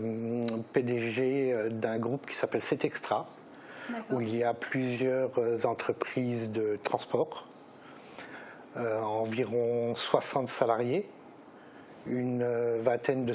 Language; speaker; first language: French; native; French